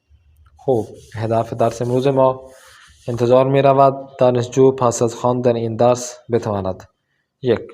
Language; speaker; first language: Persian; non-native, fluent; Urdu